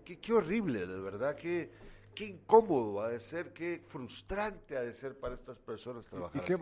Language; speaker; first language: Spanish; native; Spanish